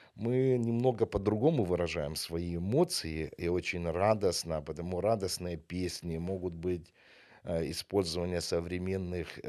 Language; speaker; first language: Russian; non-native, local second language; Ukrainian